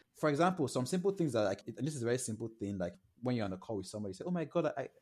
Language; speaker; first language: English; non-native, local second language; Yoruba